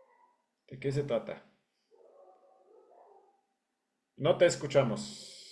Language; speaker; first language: Spanish; non-native, fluent; English